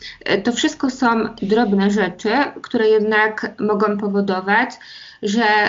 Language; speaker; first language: Polish; native; Polish